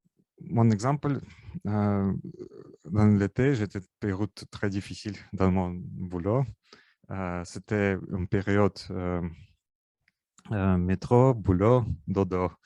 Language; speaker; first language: French; non-native, learner; Russian